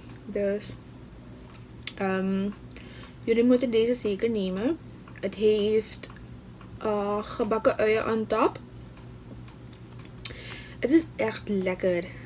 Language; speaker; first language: Dutch; non-native, local second language; Papiamento